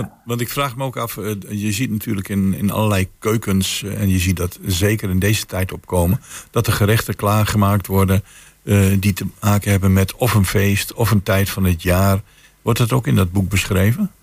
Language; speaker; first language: Dutch; native; Dutch